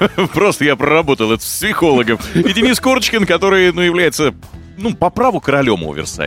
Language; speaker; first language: Russian; native; Russian